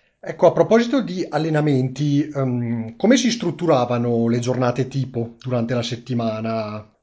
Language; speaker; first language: Italian; native; Italian